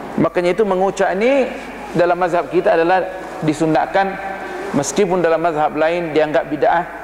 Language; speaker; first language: Malay; non-native, fluent; Arabic